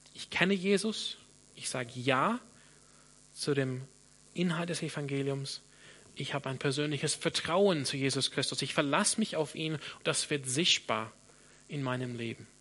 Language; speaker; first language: German; non-native, fluent; English